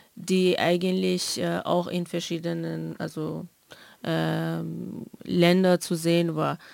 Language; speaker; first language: German; non-native, fluent; Persian